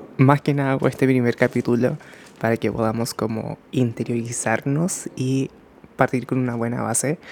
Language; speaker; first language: Spanish; early bilingual, other home language; Japanese